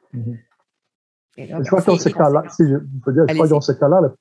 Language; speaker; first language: French; non-native, fluent; English